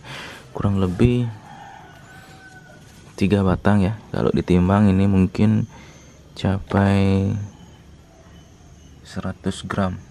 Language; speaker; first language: Indonesian; native; Indonesian